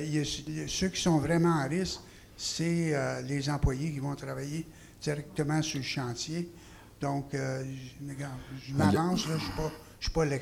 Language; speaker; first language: French; native; French